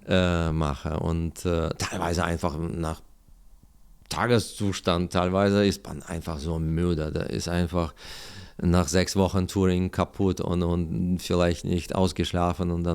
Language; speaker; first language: German; non-native, learner; Russian